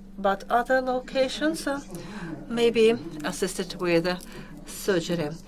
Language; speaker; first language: English; non-native, fluent; Russian